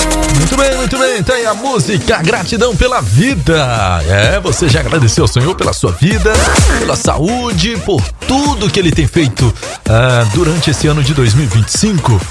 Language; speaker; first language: Portuguese; native; Portuguese